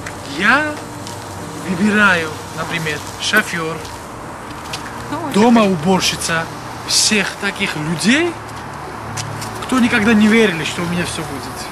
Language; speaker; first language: Russian; non-native, fluent; Mingrelian